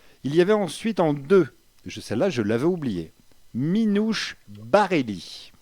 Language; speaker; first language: French; native; French